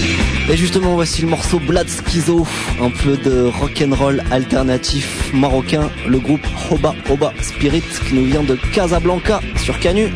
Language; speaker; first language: French; native; French